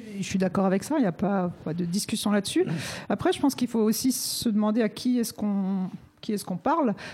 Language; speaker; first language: French; native; French